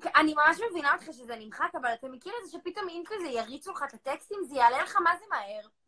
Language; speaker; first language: Hebrew; native; Hebrew